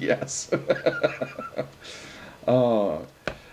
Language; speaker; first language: English; native; English